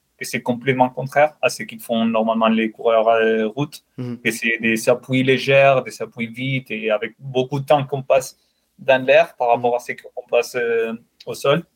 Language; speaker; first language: French; non-native, fluent; Spanish